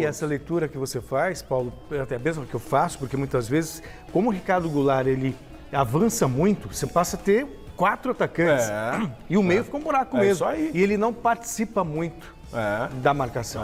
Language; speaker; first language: Portuguese; native; Portuguese